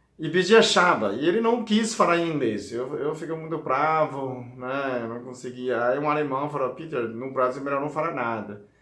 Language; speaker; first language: Portuguese; non-native, fluent; Chinese